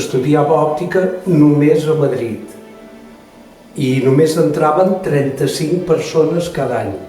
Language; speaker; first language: Catalan; native; Catalan